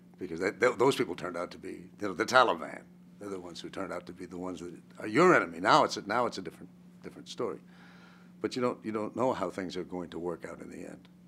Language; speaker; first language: English; native; English